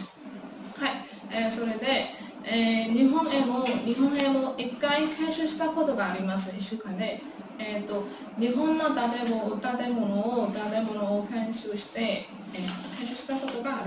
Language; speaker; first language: Japanese; non-native, learner; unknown